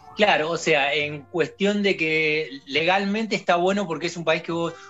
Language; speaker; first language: Spanish; native; Spanish